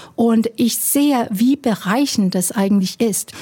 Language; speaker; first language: German; non-native, fluent; Chinese